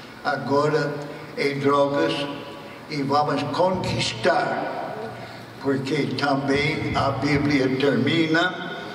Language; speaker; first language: Portuguese; non-native, fluent; English